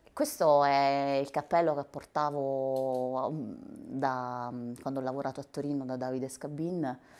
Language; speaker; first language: Italian; native; Italian